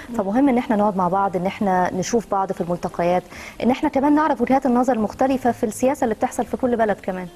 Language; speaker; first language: Arabic; native; Arabic